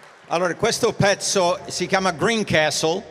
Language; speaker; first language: Italian; early bilingual, heritage; English